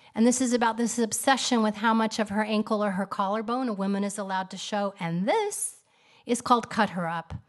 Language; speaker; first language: English; native; English